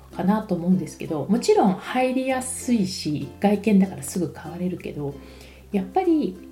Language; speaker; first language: Japanese; native; Japanese